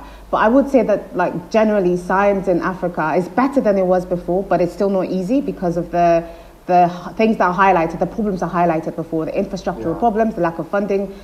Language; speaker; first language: English; non-native, local second language; Igbo